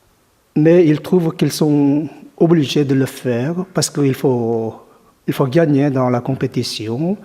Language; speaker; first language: French; non-native, fluent; Korean